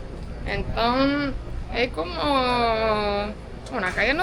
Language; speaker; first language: Spanish; non-native, fluent; Estonian